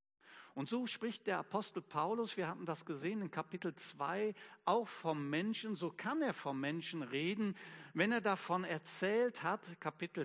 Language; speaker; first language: German; native; German